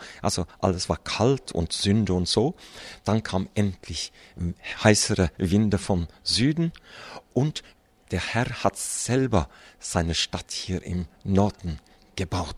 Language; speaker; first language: German; non-native, fluent; Norwegian